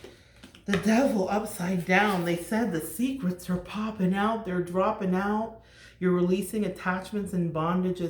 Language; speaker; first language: English; native; English